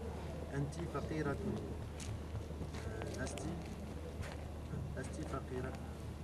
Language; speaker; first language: Arabic; non-native, learner; French